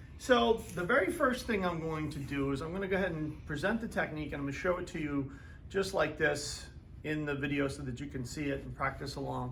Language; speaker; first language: English; native; English